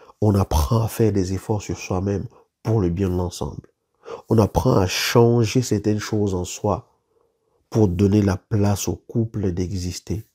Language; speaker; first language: French; native; French